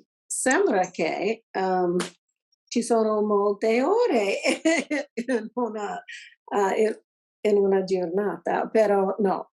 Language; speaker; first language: Italian; non-native, learner; English